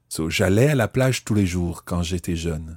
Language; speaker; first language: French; non-native, fluent; English